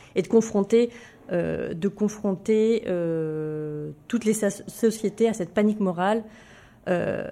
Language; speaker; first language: French; native; French